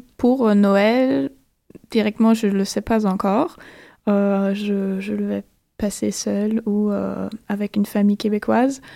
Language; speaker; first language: French; non-native, fluent; German